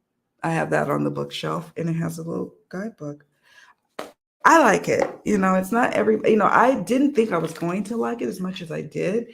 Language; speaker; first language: English; native; English